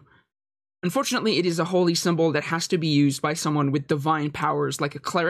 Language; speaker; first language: English; native; English